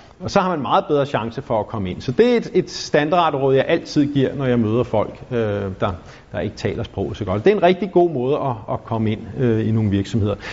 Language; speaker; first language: Danish; native; Danish